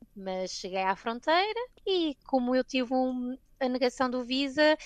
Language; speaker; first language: Portuguese; native; Portuguese